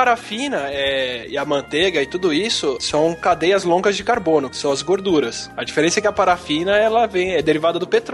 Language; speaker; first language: Portuguese; native; Portuguese